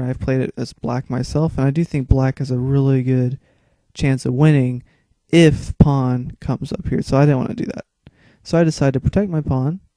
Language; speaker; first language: English; native; English